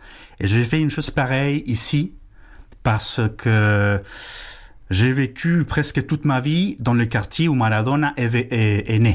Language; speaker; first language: French; non-native, fluent; Spanish